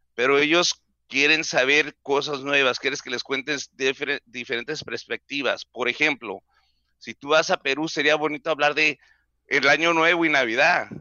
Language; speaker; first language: Spanish; native; Spanish